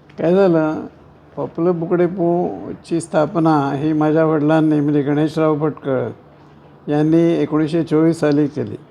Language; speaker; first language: Marathi; non-native, local second language; Konkani